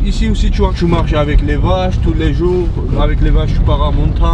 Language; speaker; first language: French; non-native, learner; Georgian